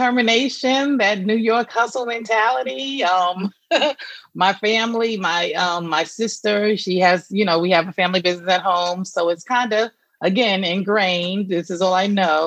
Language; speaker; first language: English; native; English